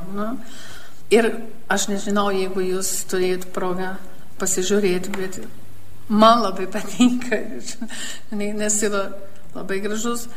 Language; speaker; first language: Lithuanian; early bilingual, heritage; Lithuanian